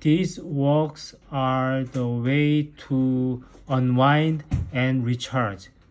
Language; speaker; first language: English; non-native, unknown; Korean